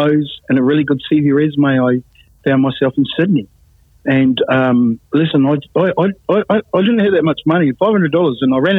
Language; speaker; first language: English; native; English